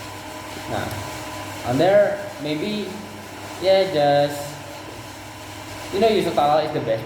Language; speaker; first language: English; non-native, learner; Indonesian